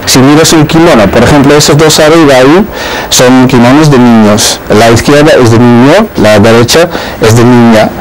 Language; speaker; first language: Spanish; non-native, fluent; Dutch